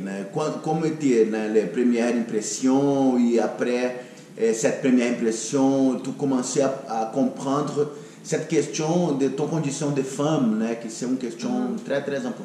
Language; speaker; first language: French; non-native, fluent; Portuguese